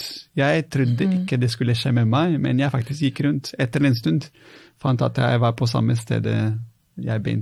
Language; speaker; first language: Norwegian; non-native, fluent; Italian